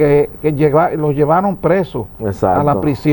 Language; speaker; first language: Spanish; native; Spanish